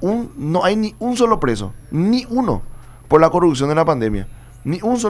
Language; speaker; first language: Spanish; native; Spanish